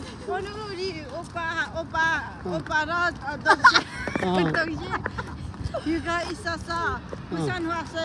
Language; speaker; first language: Korean; non-native, learner; Nepali